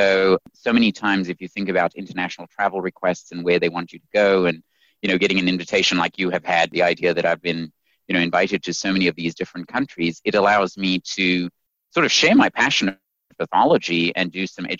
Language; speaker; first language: English; native; English